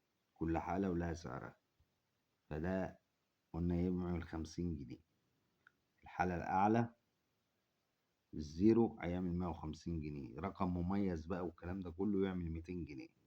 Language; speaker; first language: Arabic; native; Arabic